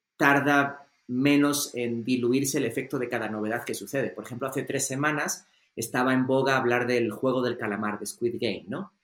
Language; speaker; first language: Spanish; native; Spanish